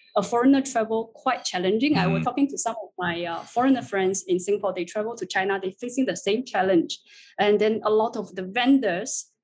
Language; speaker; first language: English; non-native, fluent; Chinese